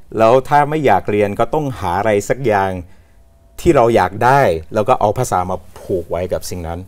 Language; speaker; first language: Thai; non-native, fluent; English